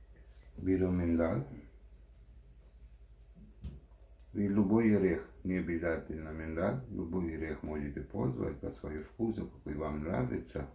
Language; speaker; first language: Russian; non-native, learner; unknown